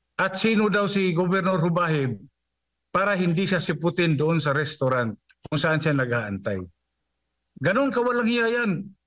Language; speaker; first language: Filipino; non-native, local second language; Cebuano